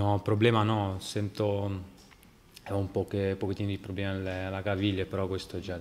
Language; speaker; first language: Italian; non-native, fluent; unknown